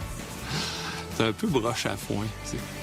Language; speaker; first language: French; native; French